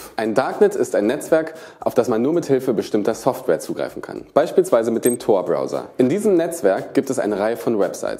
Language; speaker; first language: German; native; German